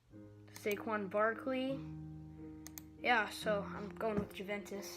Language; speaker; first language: English; native; English